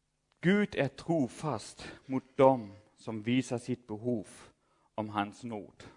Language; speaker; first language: Swedish; non-native, fluent; German